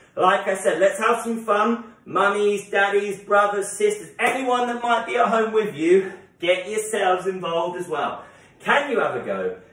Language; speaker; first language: English; native; English